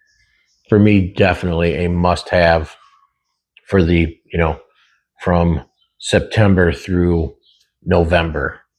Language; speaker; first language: English; native; English